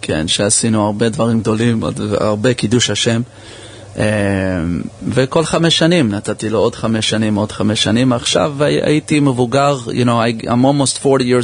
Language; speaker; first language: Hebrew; early bilingual, heritage; English